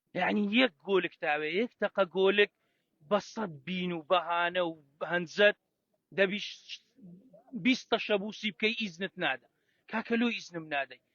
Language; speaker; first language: Central Kurdish; native; Central Kurdish